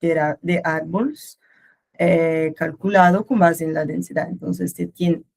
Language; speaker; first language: Spanish; non-native, learner; Portuguese